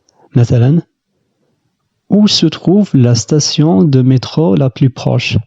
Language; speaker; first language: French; non-native, fluent; Arabic